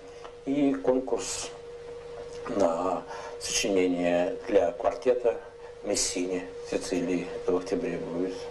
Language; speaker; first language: Russian; native; Russian